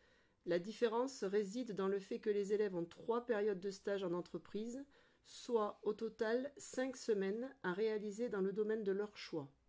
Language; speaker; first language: French; native; French